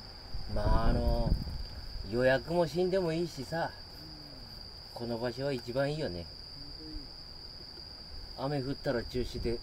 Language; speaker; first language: Japanese; native; Japanese